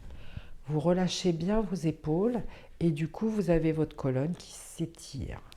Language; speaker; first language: French; native; French